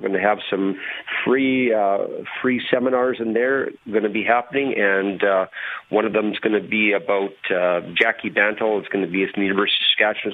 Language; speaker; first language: English; native; English